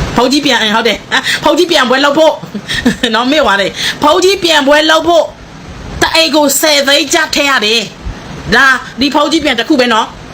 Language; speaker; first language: Burmese; non-native, local second language; S'gaw Karen